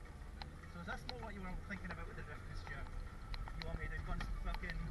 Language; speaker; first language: English; native; English